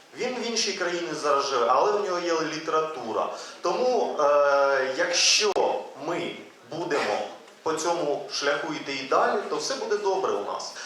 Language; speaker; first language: Ukrainian; non-native, local second language; Russian